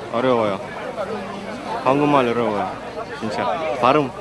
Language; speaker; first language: Korean; non-native, learner; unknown